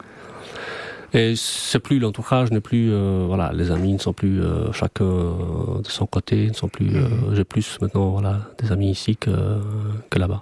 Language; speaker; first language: French; non-native, fluent; Albanian